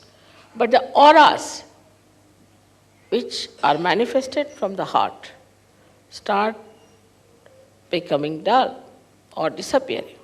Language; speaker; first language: English; non-native, local second language; Hindi